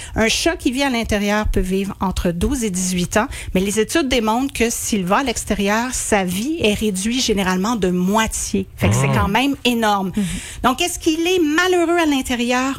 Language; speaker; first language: French; native; French